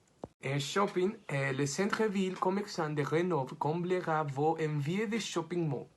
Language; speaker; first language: French; non-native, learner; Spanish